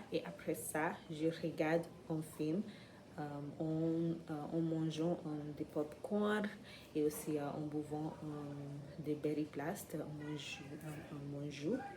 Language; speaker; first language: French; non-native, learner; English